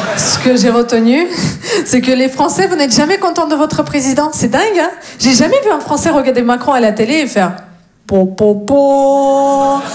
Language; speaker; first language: French; non-native, fluent; Russian